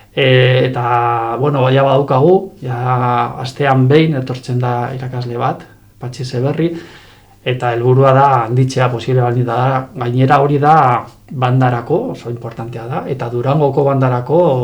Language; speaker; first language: Basque; non-native, local second language; Spanish